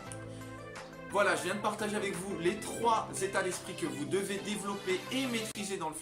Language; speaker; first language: French; native; French